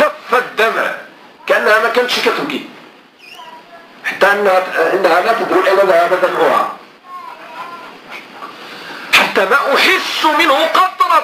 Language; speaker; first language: Arabic; native; Arabic